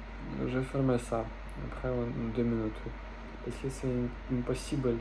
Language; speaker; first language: French; non-native, learner; Russian